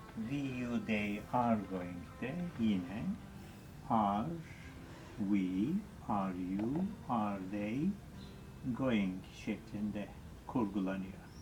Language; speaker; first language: English; non-native, fluent; Turkish